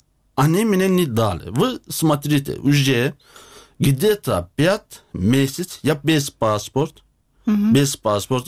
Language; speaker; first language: Russian; non-native, learner; Azerbaijani